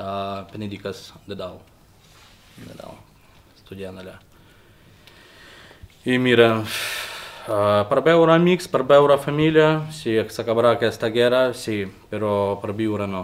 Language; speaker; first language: Catalan; non-native, learner; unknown